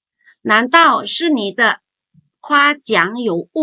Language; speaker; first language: Chinese; non-native, fluent; Indonesian